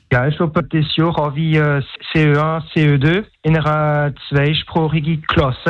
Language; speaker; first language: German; non-native, local second language; French